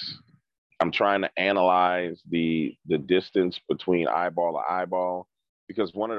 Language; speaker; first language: English; native; English